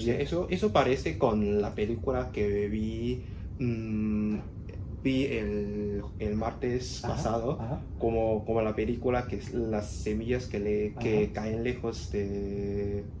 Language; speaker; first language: Spanish; non-native, learner; Cantonese